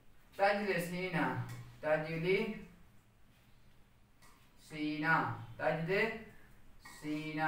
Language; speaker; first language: Arabic; non-native, fluent; Urdu